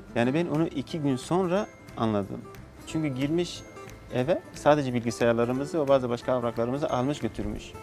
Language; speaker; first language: Turkish; non-native, fluent; Persian